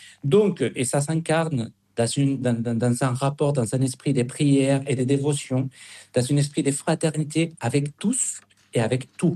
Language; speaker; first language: French; non-native, fluent; Spanish